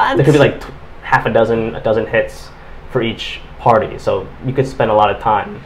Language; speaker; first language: English; native; English